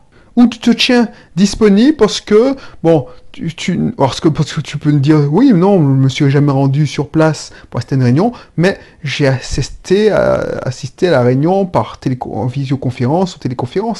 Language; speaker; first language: French; native; French